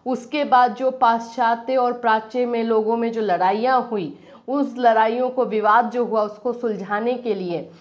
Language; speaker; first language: Hindi; native; Hindi